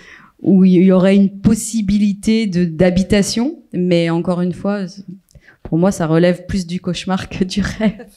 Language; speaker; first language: French; native; French